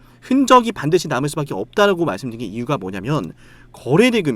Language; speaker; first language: Korean; native; Korean